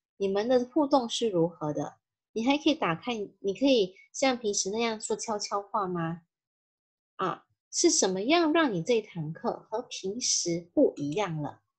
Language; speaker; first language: Chinese; native; Chinese